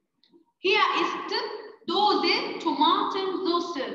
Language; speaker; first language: German; non-native, fluent; Arabic